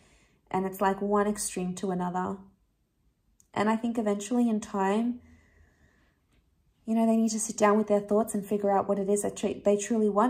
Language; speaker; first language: English; native; English